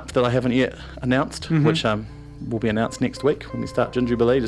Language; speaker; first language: English; native; English